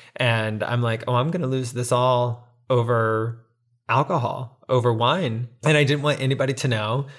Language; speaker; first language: English; native; English